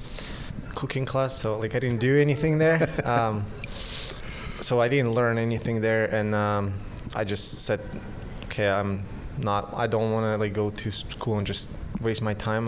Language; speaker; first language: English; non-native, fluent; Russian